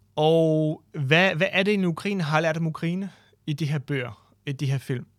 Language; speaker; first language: Danish; non-native, fluent; Ukrainian